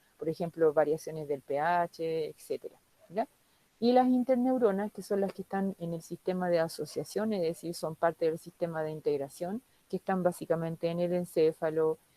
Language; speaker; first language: Spanish; native; Spanish